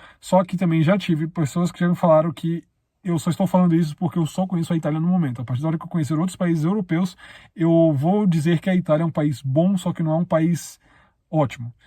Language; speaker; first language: Portuguese; native; Portuguese